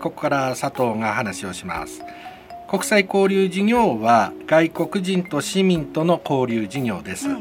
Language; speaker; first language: Japanese; native; Japanese